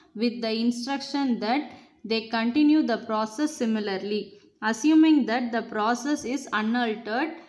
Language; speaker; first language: English; non-native, local second language; Tamil